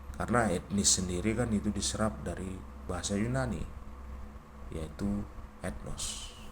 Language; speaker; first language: Indonesian; non-native, local second language; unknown